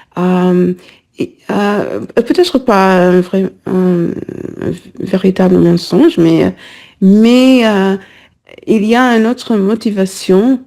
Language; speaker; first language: French; non-native, learner; English